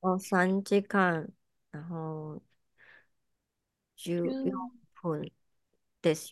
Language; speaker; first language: Japanese; non-native, learner; Chinese